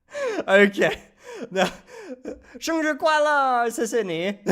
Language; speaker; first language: Chinese; non-native, fluent; English